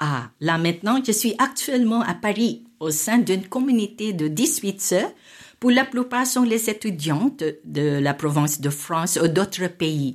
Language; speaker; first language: French; non-native, fluent; Filipino